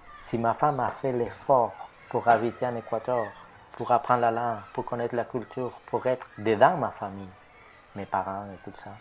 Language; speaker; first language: French; non-native, fluent; Spanish